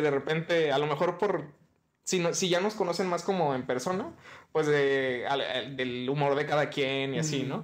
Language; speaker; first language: Spanish; native; Spanish